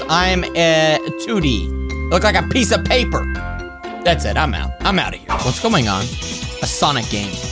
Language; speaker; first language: English; native; English